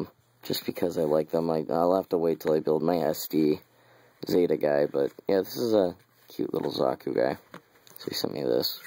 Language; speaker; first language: English; native; English